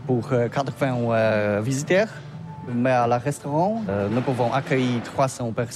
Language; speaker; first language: French; non-native, learner; Polish